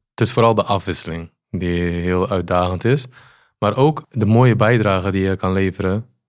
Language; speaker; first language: Dutch; early bilingual, other home language; Polish